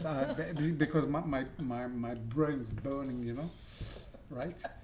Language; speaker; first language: English; non-native, learner; French